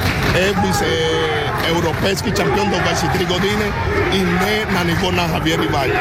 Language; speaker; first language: Bulgarian; non-native, learner; Spanish